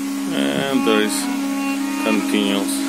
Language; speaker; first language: English; non-native, learner; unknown